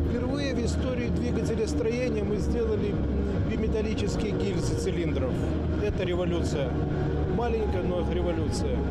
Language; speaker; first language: Russian; native; Russian